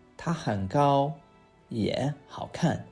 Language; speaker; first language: Chinese; non-native, fluent; English